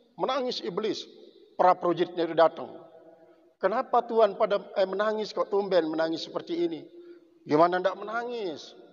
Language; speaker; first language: Indonesian; non-native, local second language; Sasak